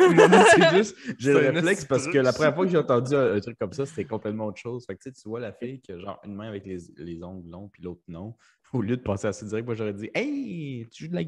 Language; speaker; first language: French; early bilingual, other home language; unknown